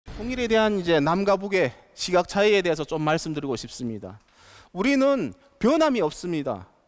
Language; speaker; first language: Korean; native; Korean